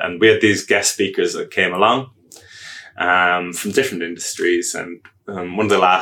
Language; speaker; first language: English; native; English